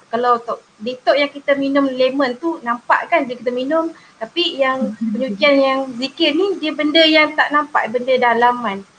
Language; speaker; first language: Malay; non-native, local second language; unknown